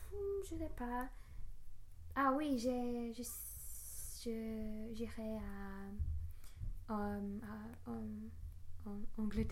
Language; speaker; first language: French; non-native, learner; English